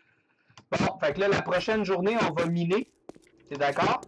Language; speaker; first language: French; native; French